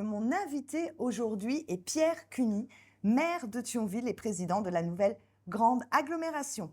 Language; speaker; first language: French; native; French